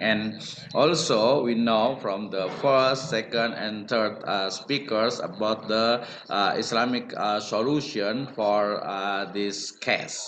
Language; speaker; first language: English; non-native, learner; Indonesian